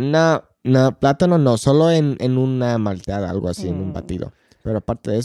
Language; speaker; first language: Spanish; non-native, fluent; English